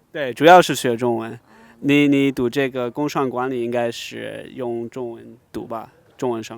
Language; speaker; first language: Chinese; non-native, fluent; English